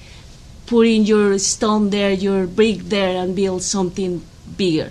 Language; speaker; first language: English; non-native, fluent; Spanish